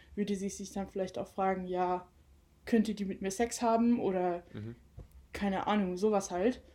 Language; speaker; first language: German; native; German